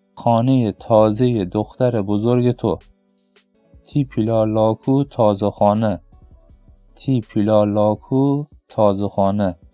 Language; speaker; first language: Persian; non-native, local second language; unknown